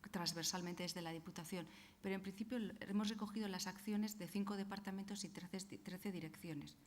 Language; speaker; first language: Spanish; non-native, local second language; Basque